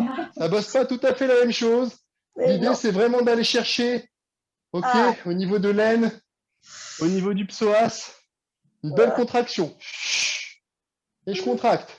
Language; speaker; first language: French; native; French